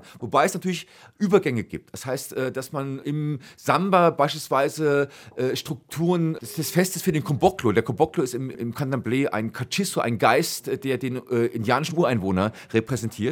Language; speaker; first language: German; native; German